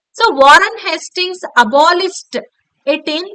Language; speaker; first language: English; non-native, local second language; Kannada